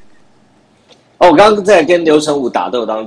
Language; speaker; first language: Chinese; native; Chinese